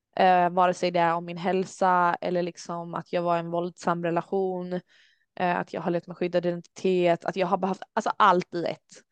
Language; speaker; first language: Swedish; early bilingual, other home language; Albanian